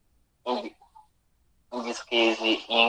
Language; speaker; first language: English; non-native, learner; Portuguese